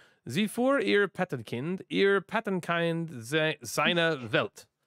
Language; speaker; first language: German; native; German